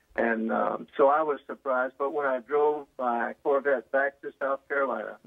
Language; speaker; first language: English; native; English